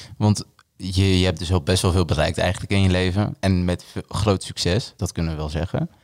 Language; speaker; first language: Dutch; native; Dutch